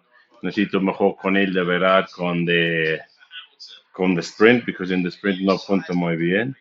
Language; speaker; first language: Spanish; non-native, learner; English